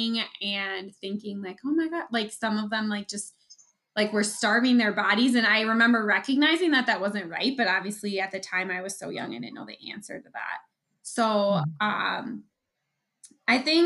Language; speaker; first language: English; native; English